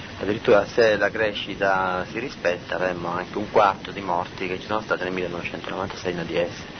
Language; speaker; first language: Italian; native; Italian